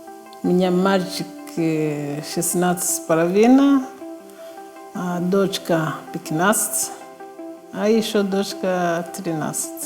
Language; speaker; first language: Russian; non-native, fluent; Kinyarwanda